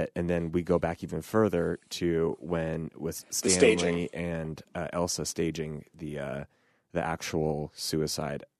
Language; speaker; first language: English; native; English